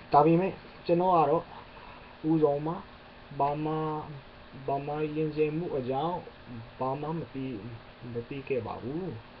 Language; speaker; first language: Burmese; non-native, learner; English